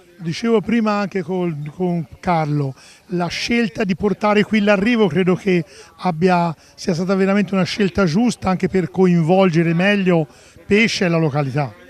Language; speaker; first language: Italian; native; Italian